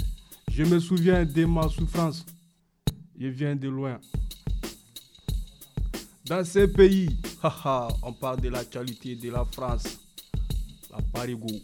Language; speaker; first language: French; non-native, learner; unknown